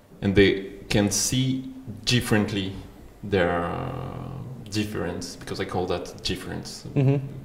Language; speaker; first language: English; non-native, fluent; French